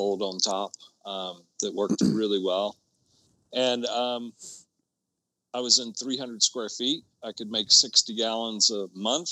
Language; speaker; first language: English; native; English